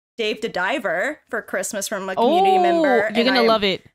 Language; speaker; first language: English; native; English